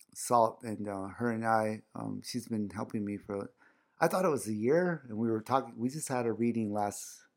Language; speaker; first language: English; early bilingual, other home language; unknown